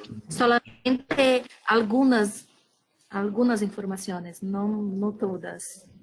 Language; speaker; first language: Spanish; non-native, learner; Portuguese